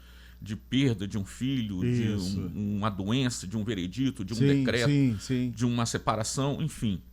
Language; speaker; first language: Portuguese; native; Portuguese